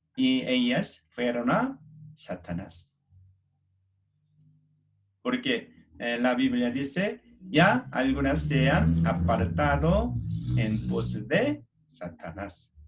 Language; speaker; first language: Spanish; non-native, fluent; Korean